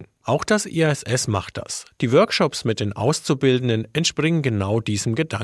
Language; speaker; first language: German; native; German